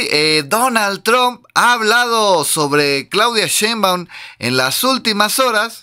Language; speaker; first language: Spanish; native; Spanish